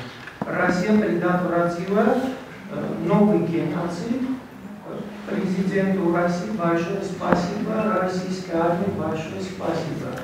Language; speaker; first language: Russian; non-native, local second language; Armenian